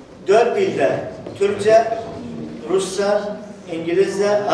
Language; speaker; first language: Turkish; native; Turkish